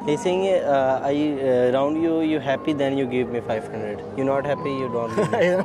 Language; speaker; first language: English; non-native, learner; Urdu